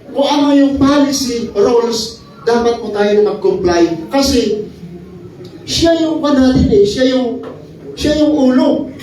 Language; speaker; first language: Filipino; non-native, local second language; Iloko